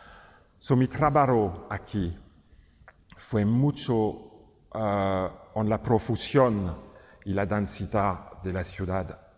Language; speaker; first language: Spanish; non-native, learner; French